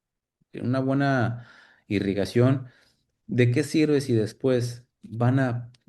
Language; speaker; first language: Spanish; native; Spanish